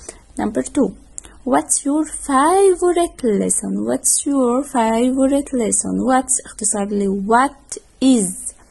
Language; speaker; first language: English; non-native, fluent; Arabic